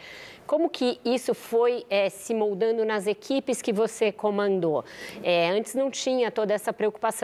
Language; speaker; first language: Portuguese; native; Portuguese